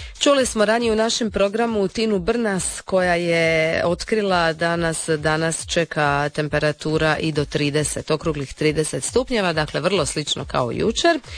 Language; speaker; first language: Serbian; native; Serbian